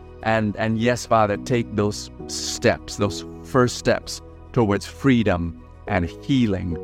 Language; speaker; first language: English; non-native, local second language; Filipino